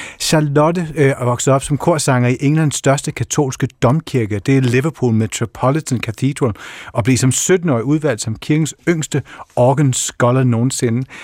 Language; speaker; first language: Danish; native; Danish